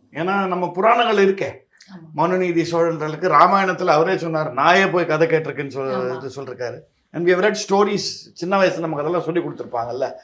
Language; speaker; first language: Tamil; native; Tamil